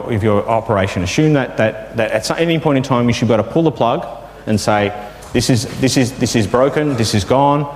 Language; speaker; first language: English; native; English